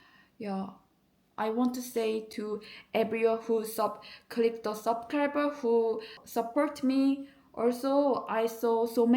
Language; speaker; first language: English; non-native, learner; Korean